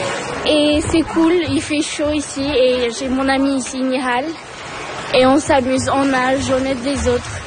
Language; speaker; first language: French; early bilingual, other home language; Turkish